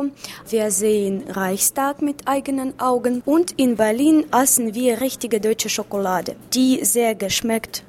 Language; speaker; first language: German; non-native, learner; Russian